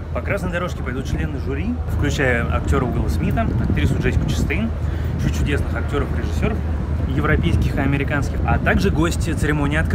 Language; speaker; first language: Russian; native; Russian